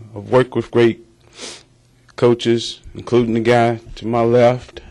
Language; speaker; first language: English; native; English